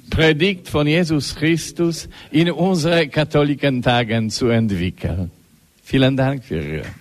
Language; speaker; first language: German; non-native, learner; Polish